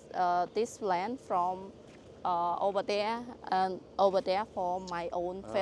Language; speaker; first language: English; non-native, learner; Khmer